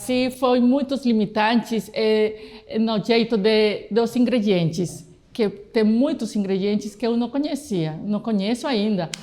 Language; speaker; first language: Portuguese; non-native, fluent; Spanish